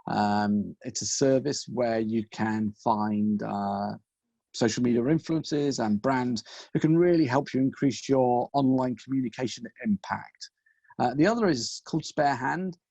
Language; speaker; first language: English; native; English